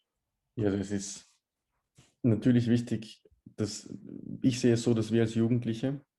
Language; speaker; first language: German; early bilingual, other home language; Bosnian